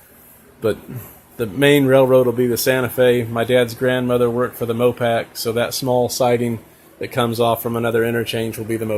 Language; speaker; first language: English; native; English